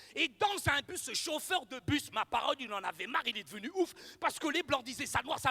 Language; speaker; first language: French; early bilingual, other home language; Arabic